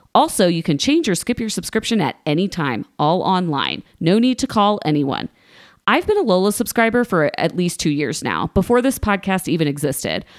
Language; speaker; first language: English; native; English